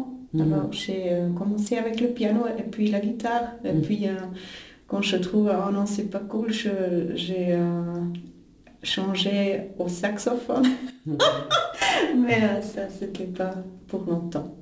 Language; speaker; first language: French; non-native, local second language; German